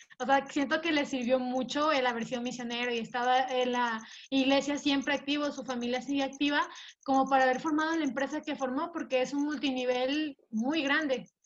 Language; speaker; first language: Spanish; native; Spanish